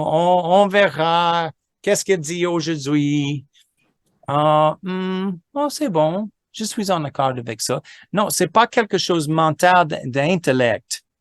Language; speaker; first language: French; non-native, fluent; English